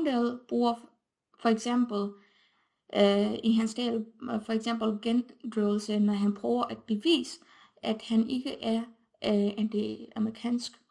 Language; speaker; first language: Danish; non-native, fluent; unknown